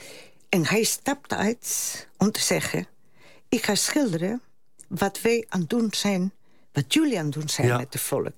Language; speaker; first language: Dutch; non-native, fluent; Spanish